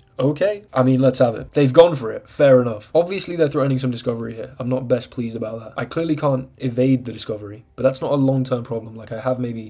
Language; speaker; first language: English; native; English